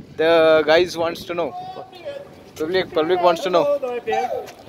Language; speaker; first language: English; non-native, local second language; Hindi